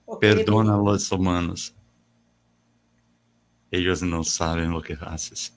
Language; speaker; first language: Spanish; non-native, learner; Portuguese